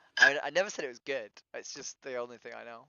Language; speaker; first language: English; native; English